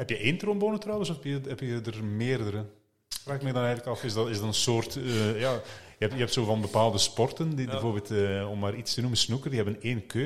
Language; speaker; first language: Dutch; native; Dutch